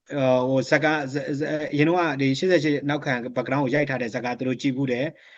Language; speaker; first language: Burmese; native; Burmese